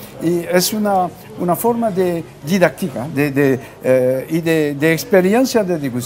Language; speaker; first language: Spanish; non-native, fluent; French